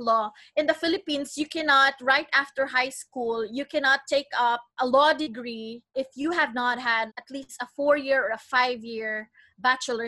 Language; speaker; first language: English; non-native, local second language; Cebuano